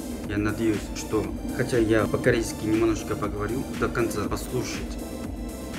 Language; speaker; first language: Russian; non-native, learner; Korean